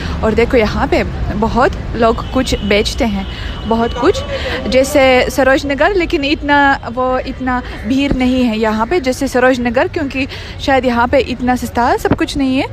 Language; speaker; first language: Hindi; non-native, fluent; Russian